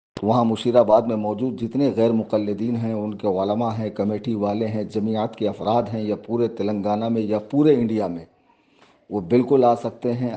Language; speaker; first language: Urdu; native; Urdu